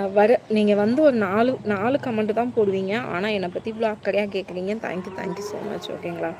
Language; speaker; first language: Tamil; non-native, local second language; Telugu